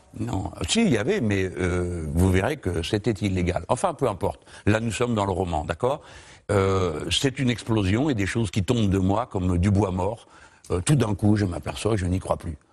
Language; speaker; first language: French; native; French